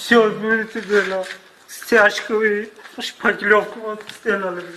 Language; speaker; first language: Russian; non-native, learner; Tajik